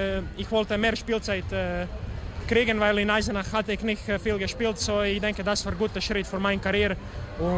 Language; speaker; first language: German; non-native, fluent; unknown